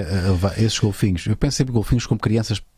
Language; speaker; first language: Portuguese; native; Portuguese